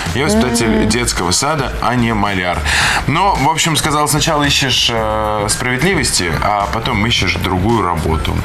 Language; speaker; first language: Russian; native; Russian